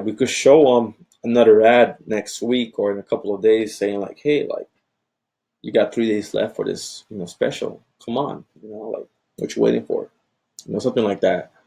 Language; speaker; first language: English; native; English